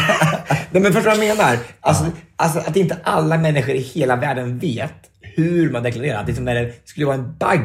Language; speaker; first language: Swedish; native; Swedish